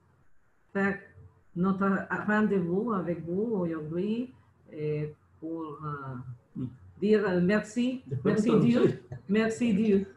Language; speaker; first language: French; non-native, learner; Spanish